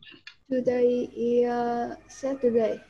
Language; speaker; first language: English; non-native, learner; Vietnamese